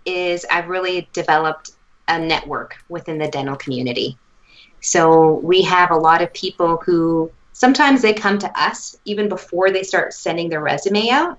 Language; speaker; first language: English; native; English